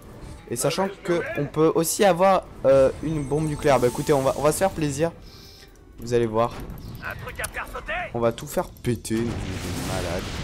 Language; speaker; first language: French; native; French